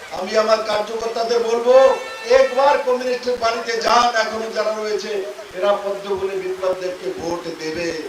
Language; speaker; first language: Bangla; native; Bangla